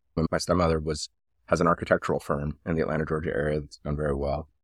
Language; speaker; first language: English; native; English